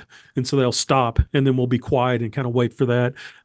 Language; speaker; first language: English; native; English